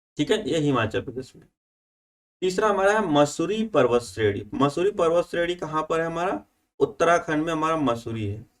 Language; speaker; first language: Hindi; native; Hindi